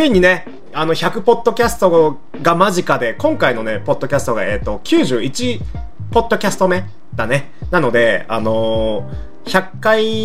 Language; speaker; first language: Japanese; native; Japanese